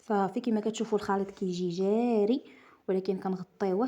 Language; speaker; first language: Arabic; native; Arabic